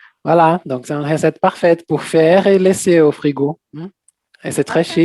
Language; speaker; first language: French; non-native, fluent; Portuguese